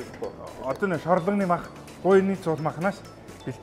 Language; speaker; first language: Mongolian; non-native, fluent; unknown